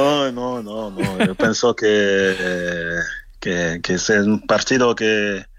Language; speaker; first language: Spanish; non-native, fluent; French